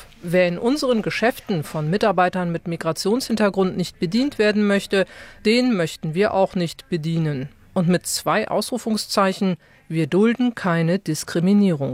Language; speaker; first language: German; native; German